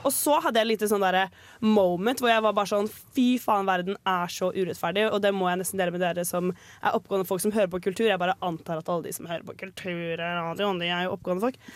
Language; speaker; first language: Norwegian; native; Norwegian